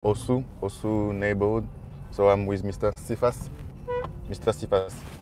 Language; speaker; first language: English; non-native, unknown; French